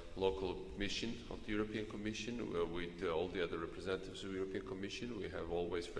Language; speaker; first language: English; non-native, fluent; Georgian